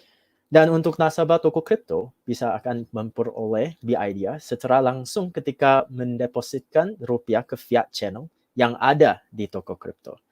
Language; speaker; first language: Indonesian; non-native, fluent; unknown